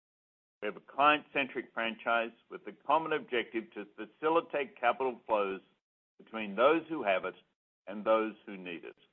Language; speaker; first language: English; native; English